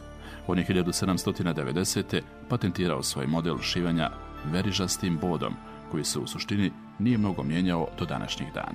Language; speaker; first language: Croatian; native; Croatian